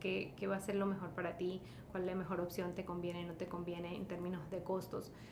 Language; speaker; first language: Spanish; early bilingual, heritage; Spanish